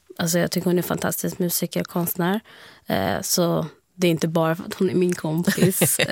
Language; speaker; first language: Swedish; early bilingual, heritage; Swedish